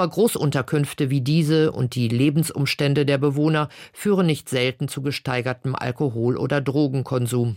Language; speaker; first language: German; native; German